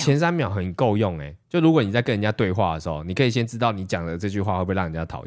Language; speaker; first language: Chinese; native; Chinese